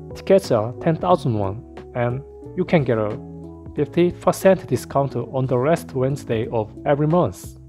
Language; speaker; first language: English; non-native, learner; Korean